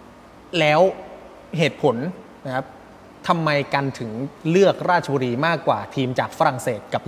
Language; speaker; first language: Thai; native; Thai